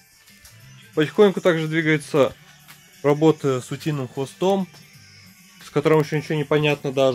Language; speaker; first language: Russian; native; Russian